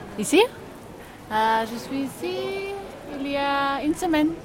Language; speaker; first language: French; non-native, learner; Czech